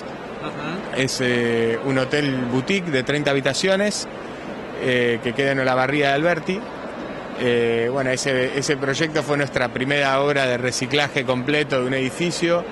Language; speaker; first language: Spanish; native; Spanish